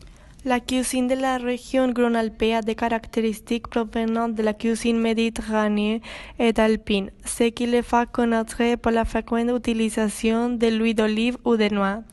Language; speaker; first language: French; non-native, fluent; Spanish